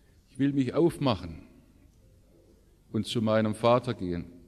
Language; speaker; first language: German; native; German